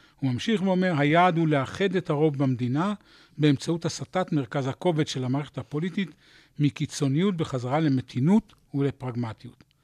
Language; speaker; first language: Hebrew; native; Hebrew